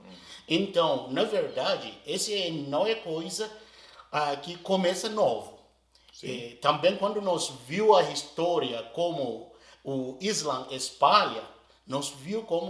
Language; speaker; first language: Portuguese; non-native, learner; Arabic